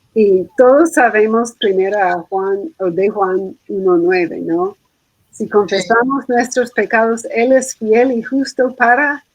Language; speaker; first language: Spanish; non-native, fluent; English